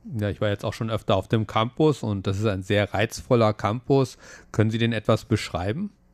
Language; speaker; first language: German; non-native, fluent; Chinese